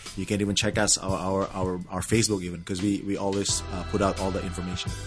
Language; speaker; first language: English; early bilingual, other home language; Indonesian